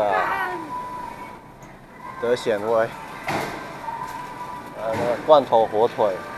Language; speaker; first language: Chinese; native; Chinese